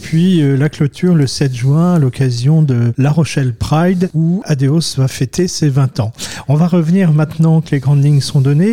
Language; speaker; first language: French; native; French